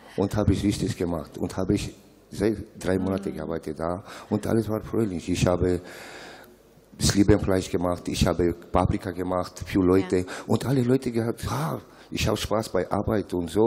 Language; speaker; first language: German; non-native, learner; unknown